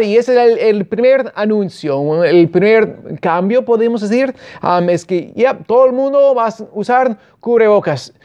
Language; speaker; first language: Spanish; non-native, fluent; English